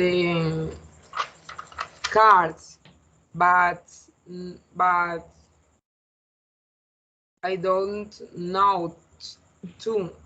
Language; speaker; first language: English; non-native, learner; Spanish